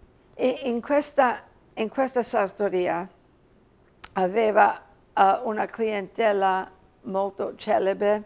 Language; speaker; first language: Italian; early bilingual, heritage; English